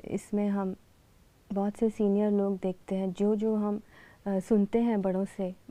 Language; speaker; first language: Hindi; native; Hindi